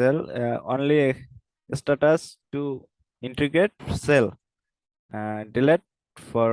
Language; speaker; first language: English; non-native, learner; Bangla